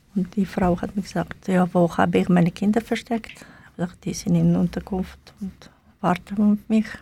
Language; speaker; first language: German; non-native, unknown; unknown